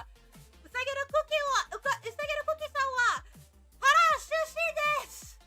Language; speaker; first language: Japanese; non-native, learner; English